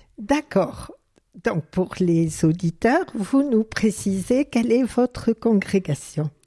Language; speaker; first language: French; native; French